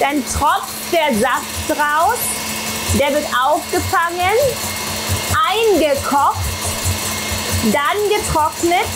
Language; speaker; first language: German; native; German